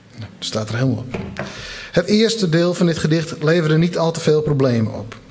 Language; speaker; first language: Dutch; non-native, local second language; Western Frisian